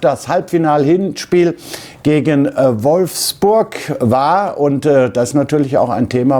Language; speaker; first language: German; native; German